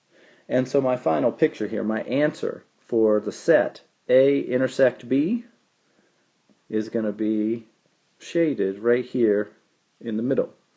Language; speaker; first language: English; native; English